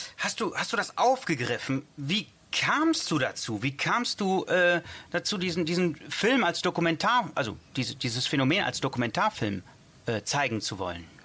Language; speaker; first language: German; early bilingual, other home language; Italian